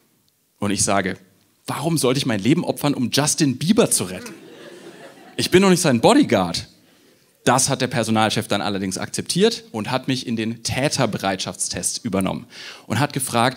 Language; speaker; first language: German; native; German